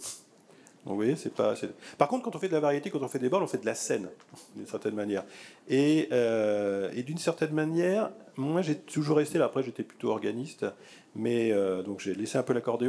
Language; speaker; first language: French; native; French